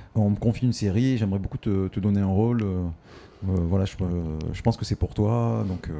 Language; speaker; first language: French; native; French